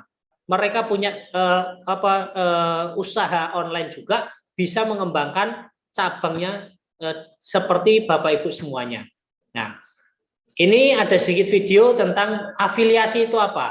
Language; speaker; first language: Indonesian; non-native, local second language; Javanese